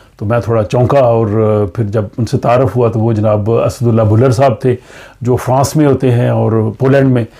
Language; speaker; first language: Urdu; non-native, local second language; Punjabi